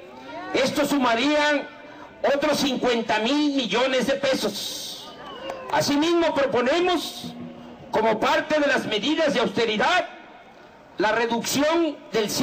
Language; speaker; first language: Spanish; native; Spanish